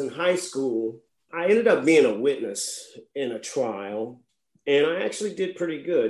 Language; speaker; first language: English; native; English